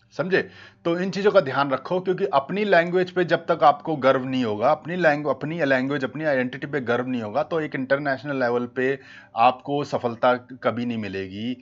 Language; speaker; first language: Hindi; native; Hindi